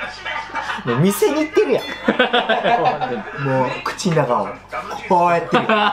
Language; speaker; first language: Japanese; native; Japanese